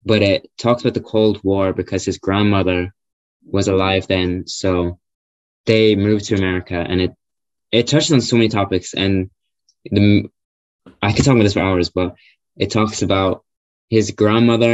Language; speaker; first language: English; native; English